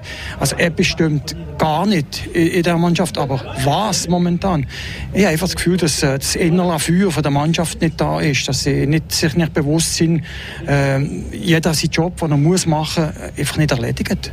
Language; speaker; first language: German; native; German